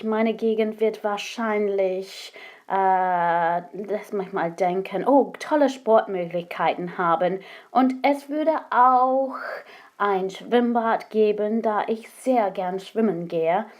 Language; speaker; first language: German; non-native, fluent; English